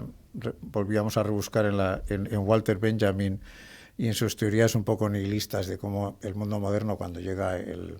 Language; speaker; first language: Spanish; native; Spanish